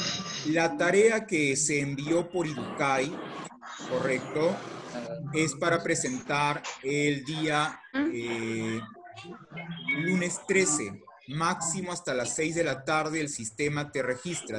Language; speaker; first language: Spanish; native; Spanish